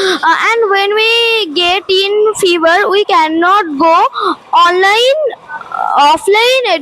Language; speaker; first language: English; non-native, learner; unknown